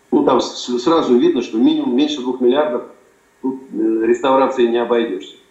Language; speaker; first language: Russian; native; Russian